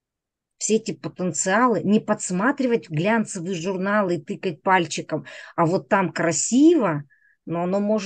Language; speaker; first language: Russian; native; Russian